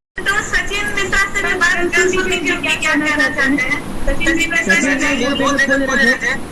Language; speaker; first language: Hindi; native; Hindi